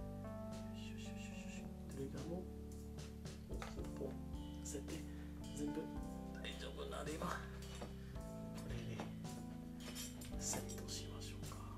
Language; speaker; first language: Japanese; non-native, learner; English